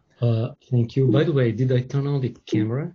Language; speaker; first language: English; non-native, fluent; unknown